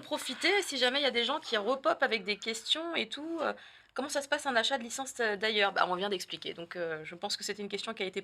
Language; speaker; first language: French; native; French